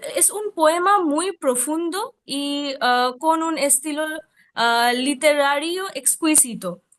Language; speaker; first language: Spanish; non-native, fluent; Bangla